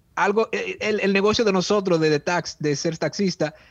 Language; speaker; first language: Spanish; early bilingual, heritage; Spanish